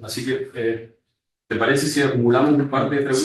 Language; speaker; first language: Spanish; native; Spanish